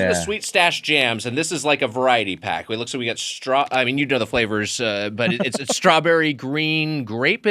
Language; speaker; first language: English; native; English